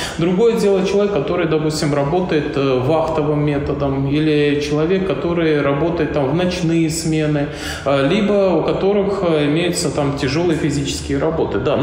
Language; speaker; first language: Russian; native; Russian